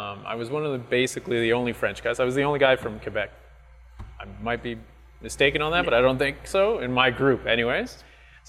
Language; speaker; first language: English; non-native, fluent; French